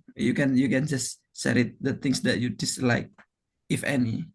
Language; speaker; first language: English; non-native, fluent; Indonesian